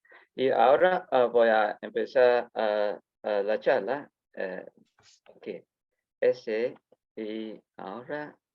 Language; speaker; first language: Spanish; non-native, learner; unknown